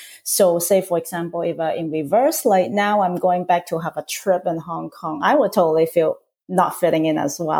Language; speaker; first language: English; non-native, local second language; Cantonese